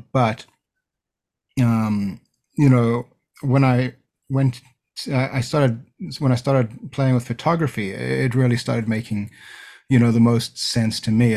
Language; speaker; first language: English; native; English